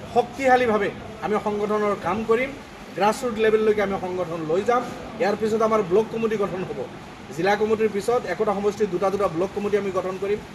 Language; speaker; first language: Assamese; non-native, local second language; Bangla